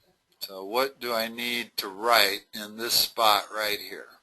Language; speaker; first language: English; native; English